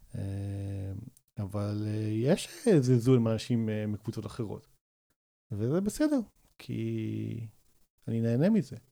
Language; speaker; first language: Hebrew; native; Hebrew